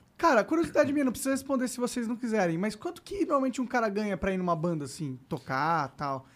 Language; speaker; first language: Portuguese; native; Portuguese